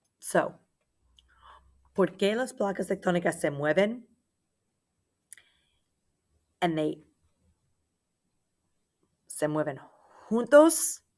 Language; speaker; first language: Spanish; non-native, learner; English